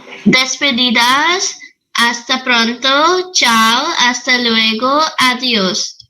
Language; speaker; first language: Spanish; non-native, learner; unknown